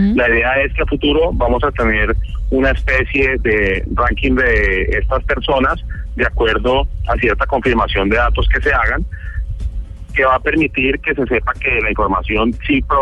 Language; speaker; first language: Spanish; native; Spanish